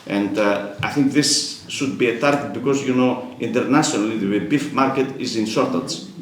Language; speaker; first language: English; non-native, fluent; Greek